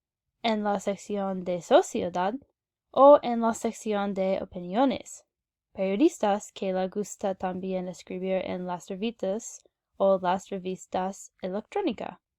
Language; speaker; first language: Spanish; non-native, learner; English